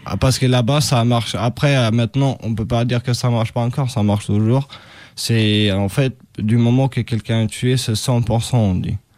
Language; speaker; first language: French; non-native, fluent; Albanian